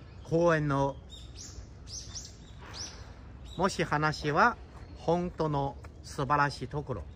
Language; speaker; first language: Japanese; non-native, fluent; Chinese